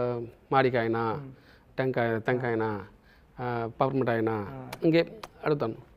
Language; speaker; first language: Telugu; non-native, learner; Tamil